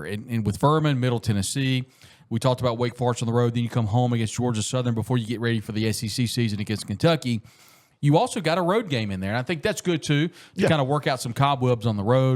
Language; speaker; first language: English; native; English